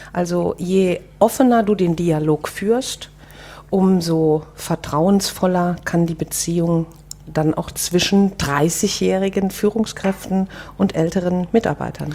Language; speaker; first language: German; native; German